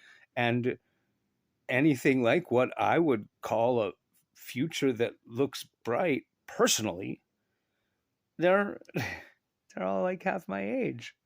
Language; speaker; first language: English; native; English